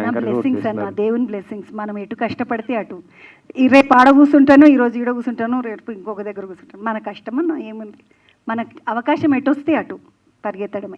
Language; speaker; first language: Telugu; native; Telugu